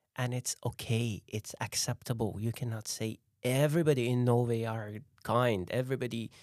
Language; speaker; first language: English; non-native, fluent; Persian